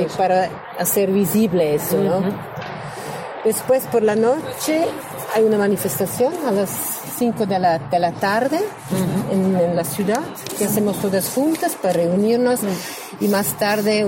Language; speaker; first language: Spanish; non-native, learner; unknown